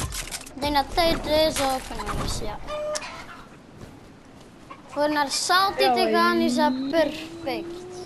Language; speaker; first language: Dutch; native; Dutch